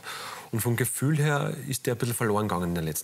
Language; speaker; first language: German; native; German